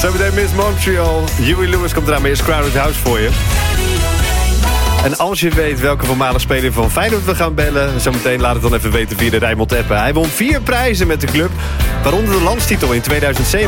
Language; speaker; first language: Dutch; native; Dutch